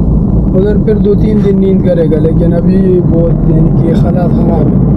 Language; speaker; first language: Hindi; non-native, local second language; Pashto